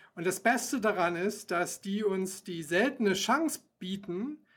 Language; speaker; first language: German; native; German